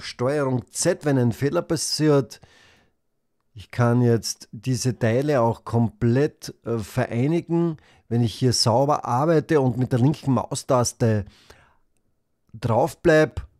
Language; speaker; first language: German; native; German